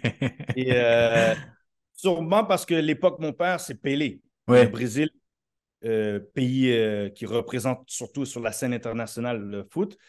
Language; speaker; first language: French; native; French